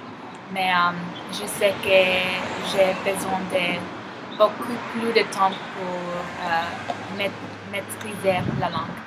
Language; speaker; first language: French; non-native, learner; Spanish